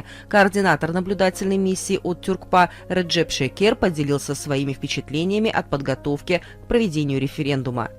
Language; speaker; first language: Russian; native; Russian